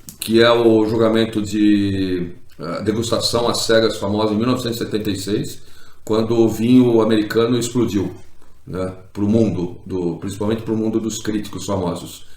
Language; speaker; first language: Portuguese; native; Portuguese